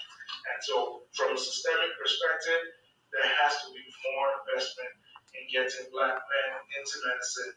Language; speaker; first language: English; non-native, local second language; Yoruba